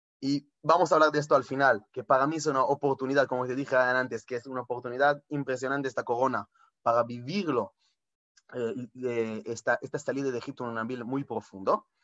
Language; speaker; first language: Spanish; non-native, fluent; Hebrew